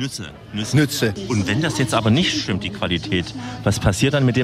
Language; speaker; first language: German; native; German